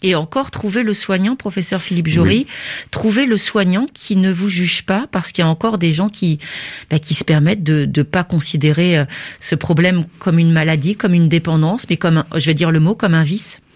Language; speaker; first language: French; native; French